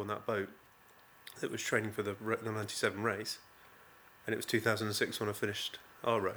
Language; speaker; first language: English; native; English